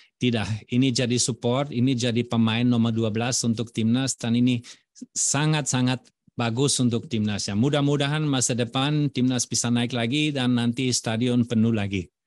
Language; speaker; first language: Indonesian; non-native, fluent; German